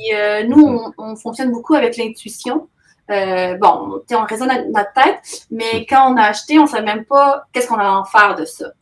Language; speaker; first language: French; native; French